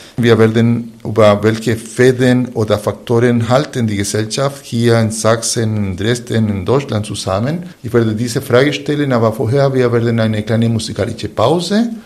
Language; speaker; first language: German; non-native, fluent; Spanish